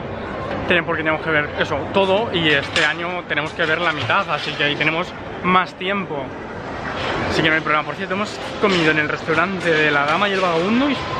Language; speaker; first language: Spanish; native; Spanish